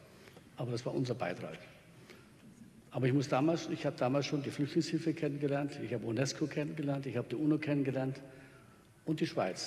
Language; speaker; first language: German; native; German